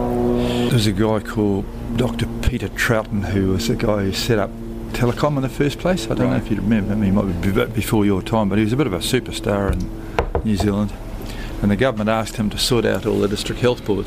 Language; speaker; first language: English; native; English